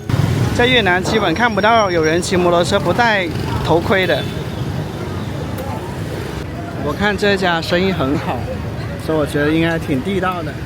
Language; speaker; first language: Chinese; native; Chinese